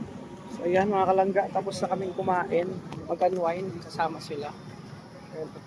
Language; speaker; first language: Filipino; non-native, local second language; Cebuano